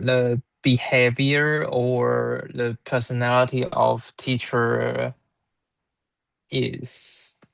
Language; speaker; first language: English; non-native, learner; Chinese